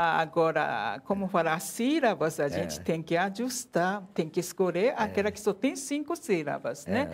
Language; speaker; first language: Portuguese; non-native, learner; Japanese